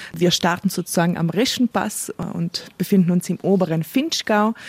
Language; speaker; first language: German; native; German